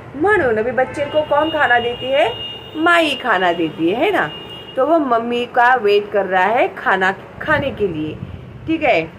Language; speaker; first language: Hindi; non-native, local second language; Marathi